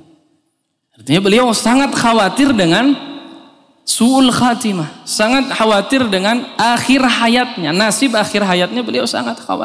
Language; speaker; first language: Indonesian; native; Indonesian